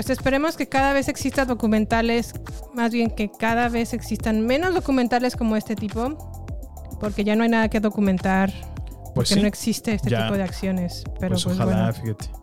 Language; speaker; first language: Spanish; native; Spanish